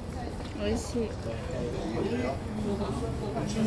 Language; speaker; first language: Japanese; native; Japanese